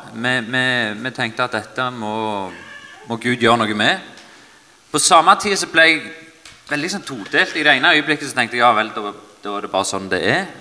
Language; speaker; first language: Norwegian; native; Norwegian